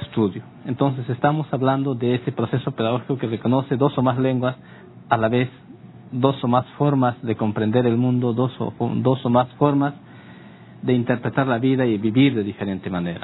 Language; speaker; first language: Spanish; non-native, local second language; Quechua